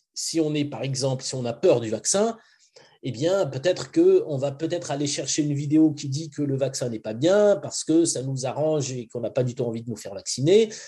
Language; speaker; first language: French; non-native, local second language; Arabic